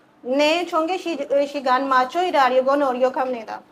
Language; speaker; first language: Korean; non-native, learner; Urdu